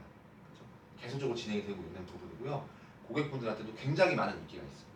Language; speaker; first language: Korean; native; Korean